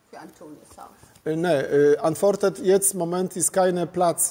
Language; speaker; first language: German; non-native, learner; Polish